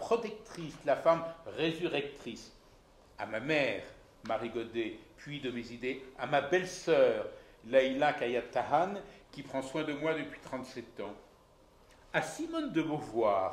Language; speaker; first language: French; native; French